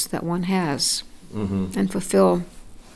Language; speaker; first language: English; native; English